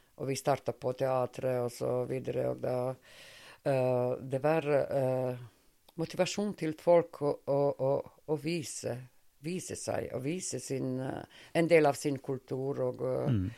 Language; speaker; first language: Norwegian; non-native, fluent; Serbian